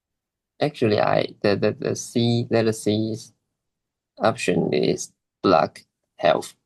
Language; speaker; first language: English; non-native, learner; Chinese